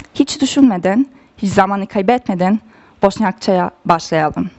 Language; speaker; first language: Turkish; non-native, fluent; Bosnian